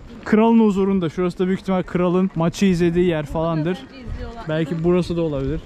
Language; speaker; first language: Turkish; native; Turkish